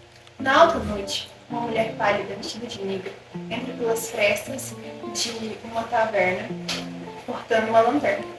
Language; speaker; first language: Portuguese; native; Portuguese